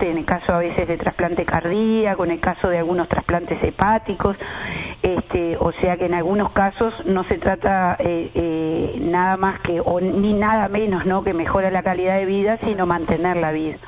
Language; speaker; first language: Spanish; native; Spanish